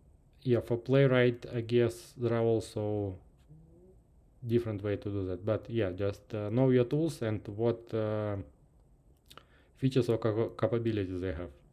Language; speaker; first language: English; non-native, fluent; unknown